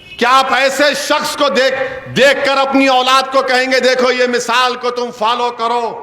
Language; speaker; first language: Urdu; native; Urdu